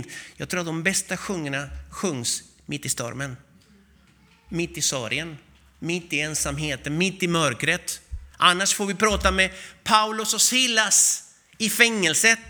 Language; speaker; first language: Swedish; non-native, fluent; Spanish